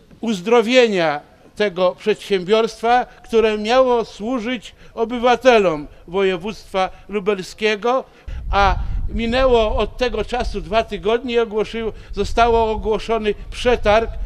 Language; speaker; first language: Polish; native; Polish